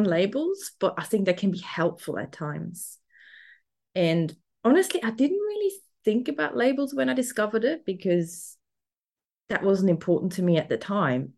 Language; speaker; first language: English; non-native, fluent; German